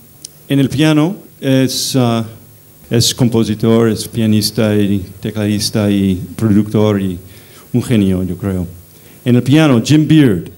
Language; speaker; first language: Spanish; non-native, fluent; English